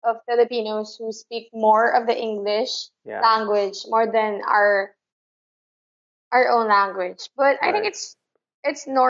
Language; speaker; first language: English; non-native, local second language; Filipino